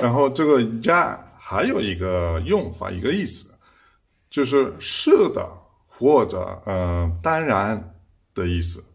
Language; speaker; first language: Chinese; non-native, fluent; Spanish